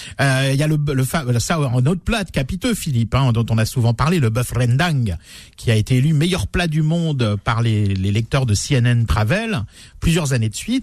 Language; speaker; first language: French; native; French